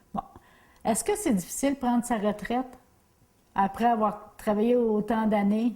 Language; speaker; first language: French; native; French